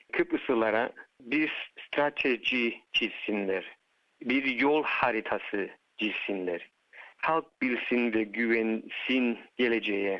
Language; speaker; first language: Turkish; early bilingual, heritage; Turkish